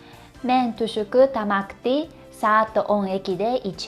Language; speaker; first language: Kyrgyz; non-native, learner; Japanese